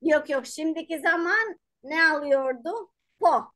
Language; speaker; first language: Turkish; non-native, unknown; Albanian